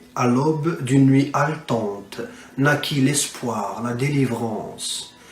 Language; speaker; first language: French; non-native, local second language; Arabic